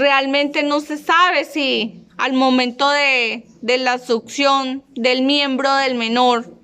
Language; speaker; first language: Spanish; native; Spanish